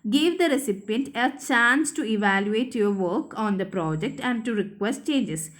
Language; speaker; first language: English; non-native, local second language; Malayalam